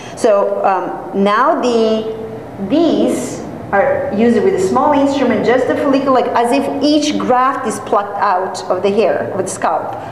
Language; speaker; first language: English; non-native, fluent; Serbian